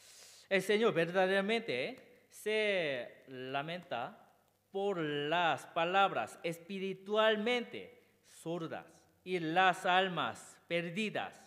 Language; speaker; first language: Spanish; non-native, learner; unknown